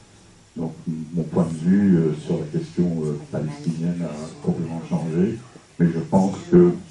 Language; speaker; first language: French; non-native, fluent; English